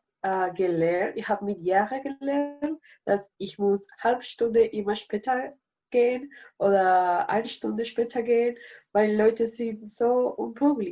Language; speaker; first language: German; non-native, learner; Spanish